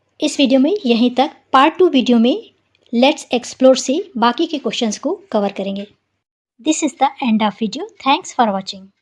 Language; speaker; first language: Hindi; native; Hindi